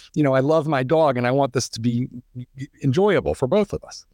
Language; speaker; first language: English; native; English